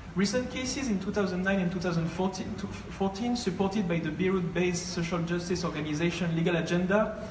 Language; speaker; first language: English; non-native, fluent; French